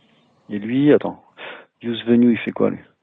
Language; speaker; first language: French; native; French